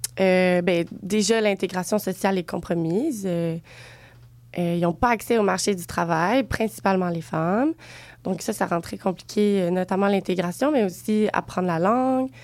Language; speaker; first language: French; native; French